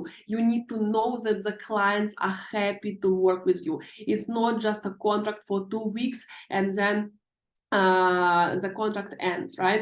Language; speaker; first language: English; non-native, fluent; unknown